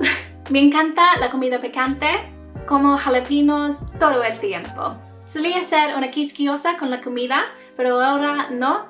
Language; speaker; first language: Spanish; non-native, learner; English